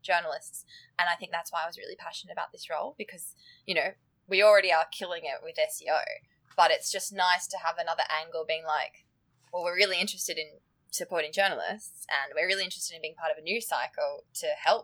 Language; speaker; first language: English; native; English